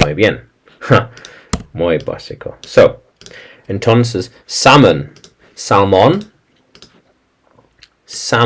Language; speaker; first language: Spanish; non-native, fluent; English